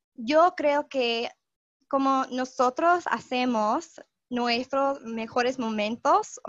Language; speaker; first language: Spanish; non-native, fluent; English